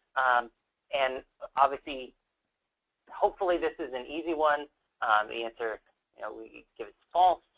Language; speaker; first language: English; native; English